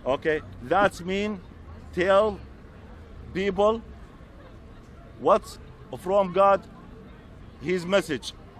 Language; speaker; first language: English; non-native, learner; Arabic